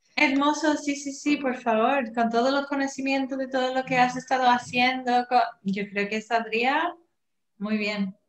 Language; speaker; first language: Spanish; non-native, fluent; English